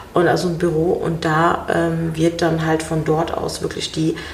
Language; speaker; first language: German; native; German